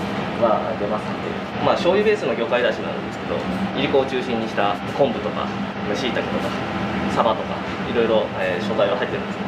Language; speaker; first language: Japanese; native; Japanese